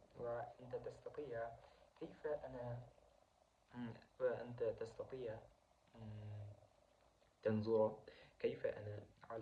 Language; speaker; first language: Arabic; non-native, learner; Kazakh